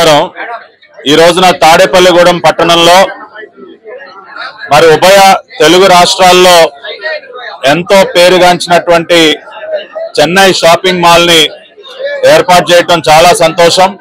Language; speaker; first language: Telugu; native; Telugu